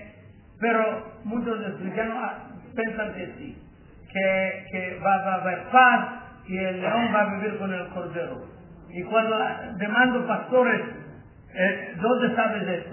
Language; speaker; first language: Spanish; non-native, learner; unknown